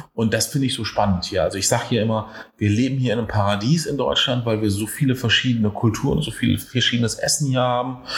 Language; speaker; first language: German; early bilingual, other home language; Turkish